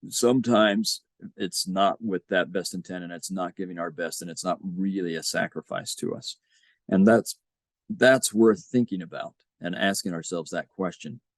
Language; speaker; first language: English; native; English